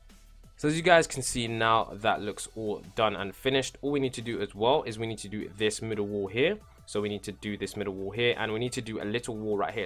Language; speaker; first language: English; native; English